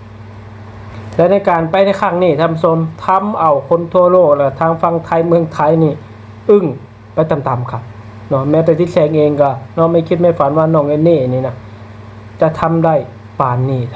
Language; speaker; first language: Thai; non-native, local second language; Lao